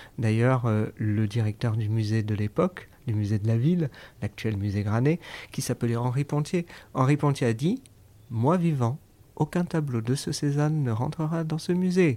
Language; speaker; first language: French; native; French